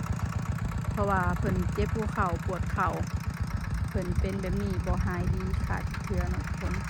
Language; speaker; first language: Thai; non-native, local second language; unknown